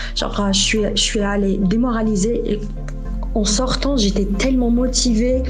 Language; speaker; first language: French; non-native, local second language; Arabic